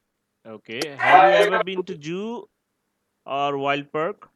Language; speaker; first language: English; non-native, learner; Bangla